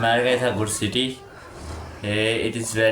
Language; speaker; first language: English; non-native, learner; Urdu